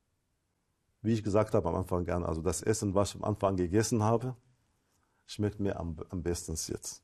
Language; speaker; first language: German; non-native, fluent; Arabic